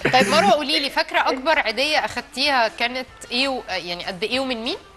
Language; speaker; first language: Arabic; native; Arabic